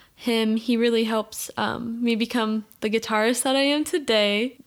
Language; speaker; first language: English; native; English